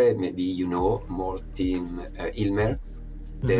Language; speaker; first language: English; non-native, fluent; Italian